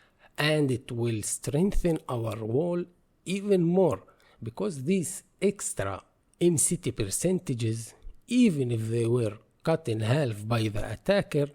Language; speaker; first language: English; non-native, fluent; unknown